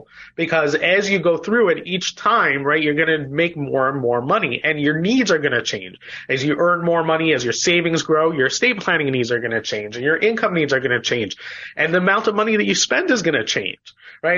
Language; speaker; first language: English; native; English